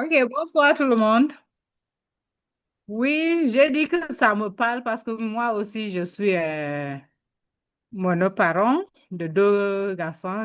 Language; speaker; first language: French; non-native, learner; English